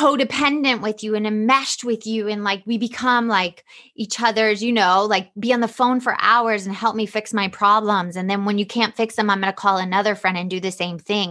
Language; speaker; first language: English; native; English